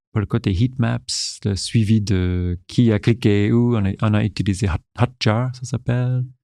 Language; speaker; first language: French; non-native, local second language; English